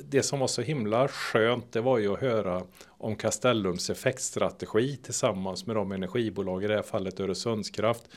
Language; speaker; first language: Swedish; native; Swedish